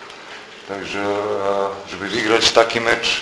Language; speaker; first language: Polish; non-native, fluent; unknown